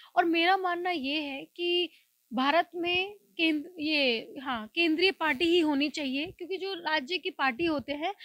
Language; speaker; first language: Hindi; native; Hindi